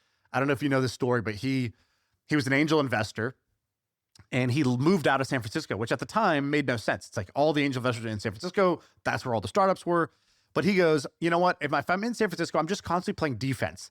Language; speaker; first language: English; native; English